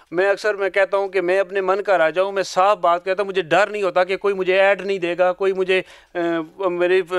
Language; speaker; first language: Urdu; non-native, local second language; Punjabi